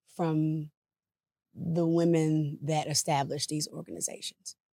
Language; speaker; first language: English; early bilingual, other home language; Upper Guinea Crioulo